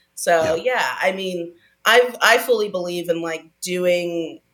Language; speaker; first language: English; native; English